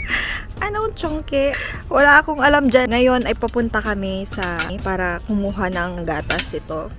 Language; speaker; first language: Filipino; native; Filipino